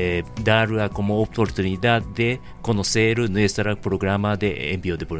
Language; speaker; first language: Spanish; non-native, fluent; Japanese